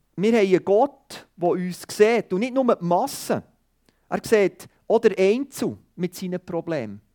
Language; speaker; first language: German; non-native, fluent; Swiss German